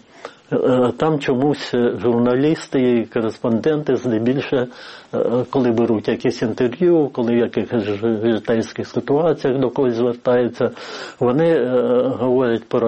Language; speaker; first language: Ukrainian; native; Ukrainian